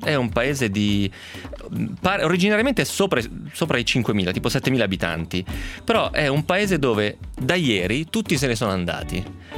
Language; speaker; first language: Italian; native; Italian